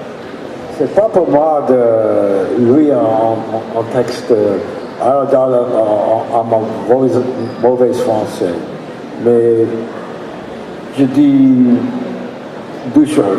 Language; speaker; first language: French; non-native, learner; English